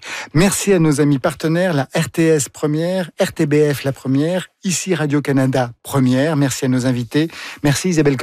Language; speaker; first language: French; native; French